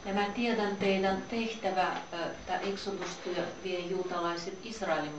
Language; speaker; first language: Finnish; non-native, learner; Russian